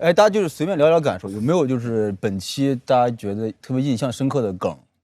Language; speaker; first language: Chinese; native; Chinese